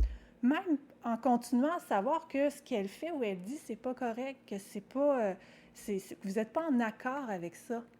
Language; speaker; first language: French; native; French